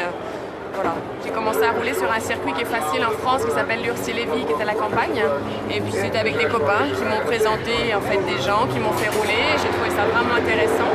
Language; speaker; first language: French; native; French